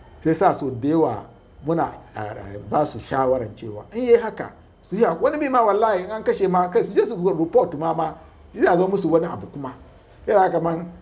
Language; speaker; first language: Hausa; non-native, local second language; Fula